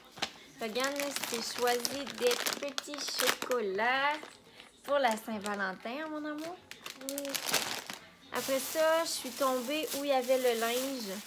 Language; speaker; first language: French; native; French